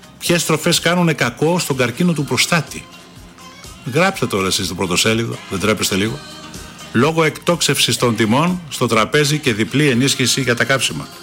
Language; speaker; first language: Greek; native; Greek